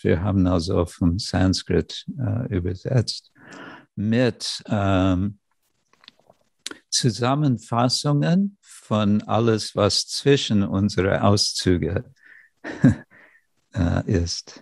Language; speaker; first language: German; non-native, fluent; English